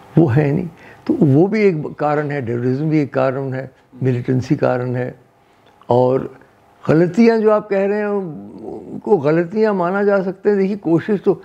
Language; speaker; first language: Hindi; non-native, local second language; Dogri